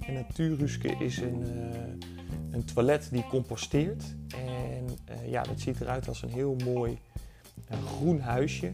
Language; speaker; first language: Dutch; native; Dutch